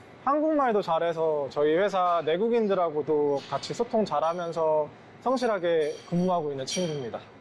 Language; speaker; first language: Korean; native; Korean